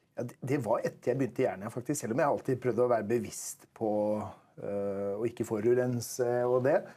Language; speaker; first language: Norwegian; native; Norwegian